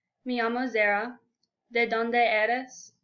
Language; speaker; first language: Spanish; non-native, learner; English